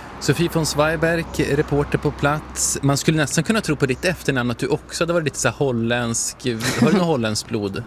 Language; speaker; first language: Swedish; native; Swedish